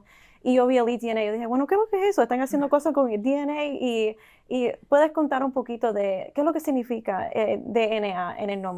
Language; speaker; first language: Spanish; early bilingual, heritage; Spanish